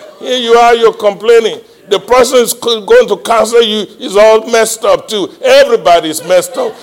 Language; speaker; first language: English; non-native, local second language; Yoruba